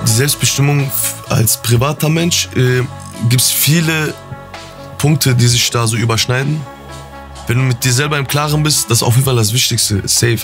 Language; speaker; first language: German; early bilingual, other home language; Turkish